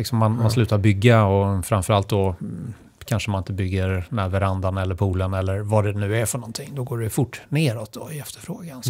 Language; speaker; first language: Swedish; native; Swedish